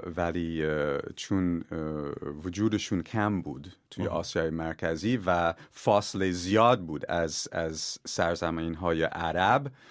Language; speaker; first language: Persian; non-native, fluent; English